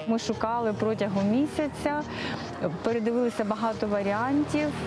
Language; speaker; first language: Ukrainian; native; Ukrainian